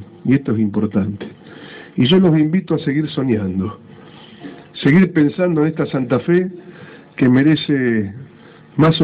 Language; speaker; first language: Spanish; native; Spanish